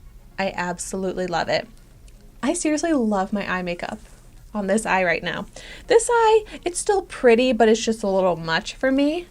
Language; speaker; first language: English; native; English